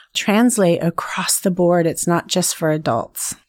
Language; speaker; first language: English; native; English